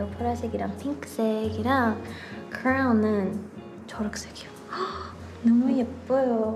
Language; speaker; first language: Korean; non-native, learner; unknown